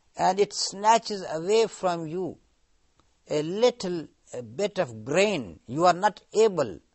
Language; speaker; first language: English; non-native, local second language; Urdu